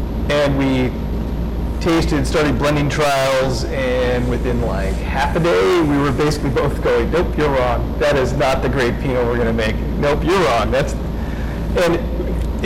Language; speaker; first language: English; native; English